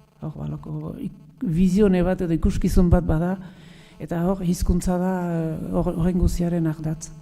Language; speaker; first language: Basque; native; Basque